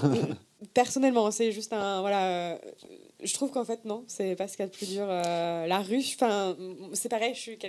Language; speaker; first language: French; native; French